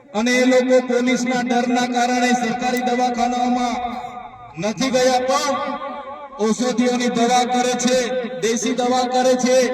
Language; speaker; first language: Gujarati; non-native, local second language; Vasavi